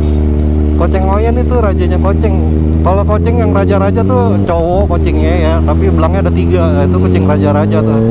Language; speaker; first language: Indonesian; native; Indonesian